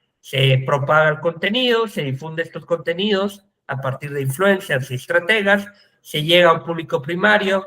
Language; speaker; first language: Spanish; native; Spanish